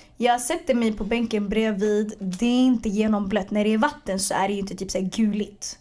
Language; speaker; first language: Swedish; early bilingual, other home language; Arabic